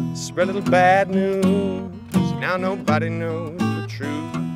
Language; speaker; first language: English; native; English